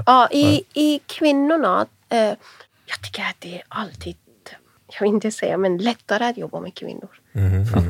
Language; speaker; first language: Swedish; non-native, fluent; Persian